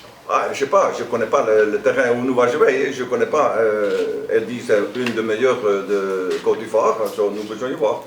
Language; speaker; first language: French; non-native, learner; Dutch